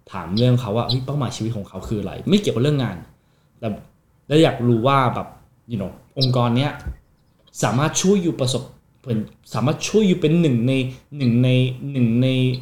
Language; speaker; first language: Thai; non-native, fluent; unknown